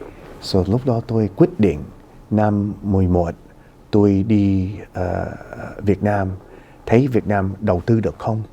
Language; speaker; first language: Vietnamese; early bilingual, heritage; Vietnamese